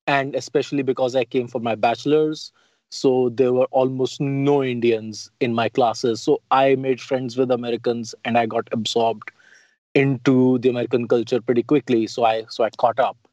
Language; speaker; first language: English; non-native, local second language; Hindi